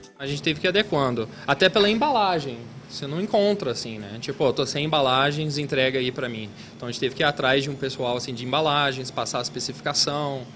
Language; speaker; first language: Portuguese; native; Portuguese